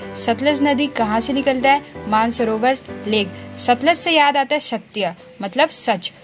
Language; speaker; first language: Hindi; native; Hindi